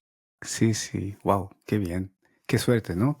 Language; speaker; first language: Spanish; non-native, fluent; Japanese